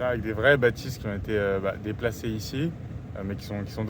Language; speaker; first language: French; native; French